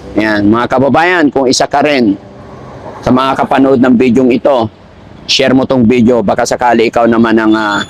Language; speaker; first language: Filipino; native; Filipino